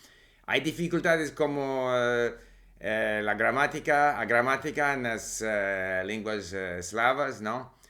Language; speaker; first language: Portuguese; non-native, learner; English